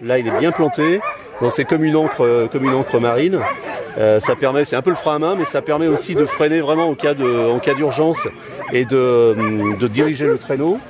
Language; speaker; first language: French; native; French